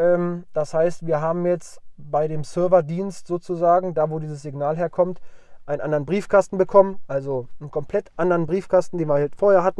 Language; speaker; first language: German; native; German